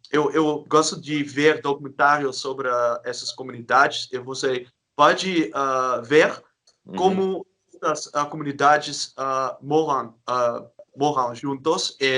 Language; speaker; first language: Portuguese; non-native, learner; Dutch